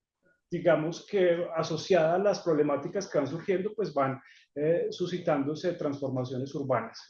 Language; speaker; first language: Spanish; native; Spanish